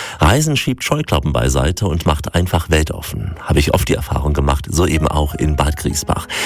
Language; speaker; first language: German; native; German